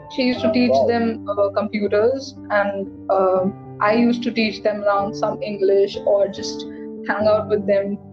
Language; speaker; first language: English; non-native, local second language; Hindi